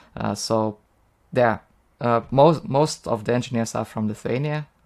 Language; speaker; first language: English; non-native, fluent; Lithuanian